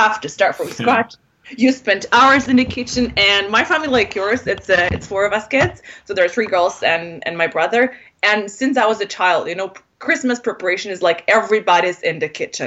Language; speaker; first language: English; non-native, fluent; Polish